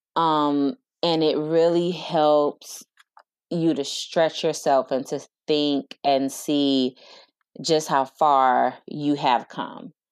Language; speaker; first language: English; native; English